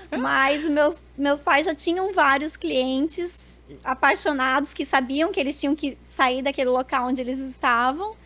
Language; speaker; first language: Portuguese; early bilingual, other home language; Spanish